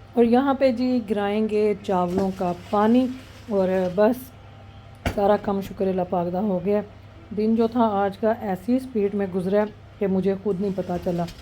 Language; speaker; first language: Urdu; non-native, local second language; Punjabi